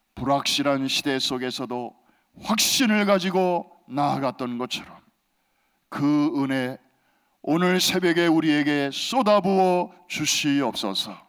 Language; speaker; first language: Korean; native; Korean